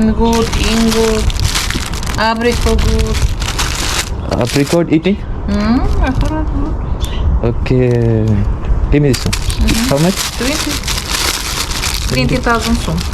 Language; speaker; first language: English; non-native, learner; Malayalam